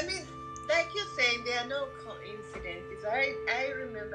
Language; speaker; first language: English; non-native, local second language; Zulu